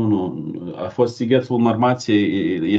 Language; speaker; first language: Romanian; non-native, learner; Ukrainian